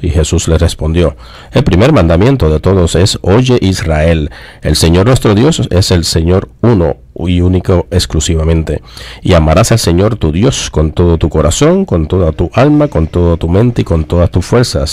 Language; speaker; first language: Spanish; native; Spanish